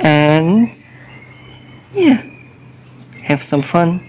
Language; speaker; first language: English; non-native, fluent; German